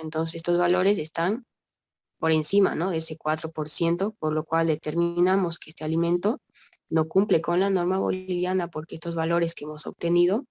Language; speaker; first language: Spanish; native; Spanish